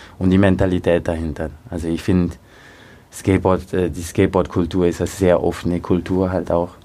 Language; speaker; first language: German; early bilingual, other home language; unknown